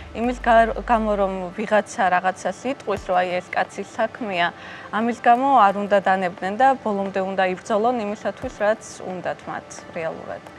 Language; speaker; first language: Georgian; native; Georgian